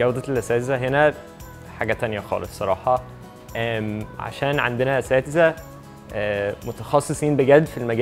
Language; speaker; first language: Arabic; non-native, fluent; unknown